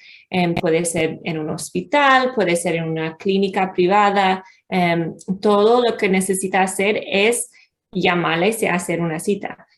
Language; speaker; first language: Spanish; non-native, fluent; English